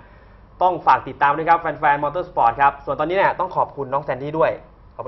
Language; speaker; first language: Thai; native; Thai